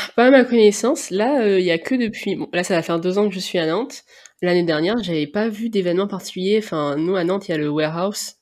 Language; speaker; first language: French; native; French